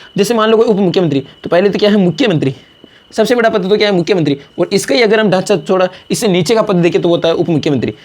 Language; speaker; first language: Hindi; native; Hindi